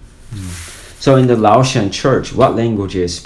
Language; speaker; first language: English; non-native, fluent; Korean